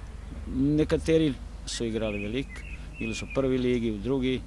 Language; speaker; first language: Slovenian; non-native, learner; Croatian